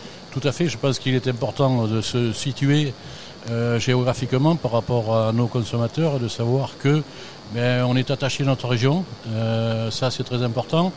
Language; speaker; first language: French; native; French